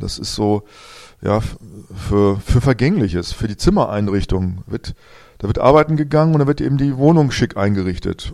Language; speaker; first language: German; native; German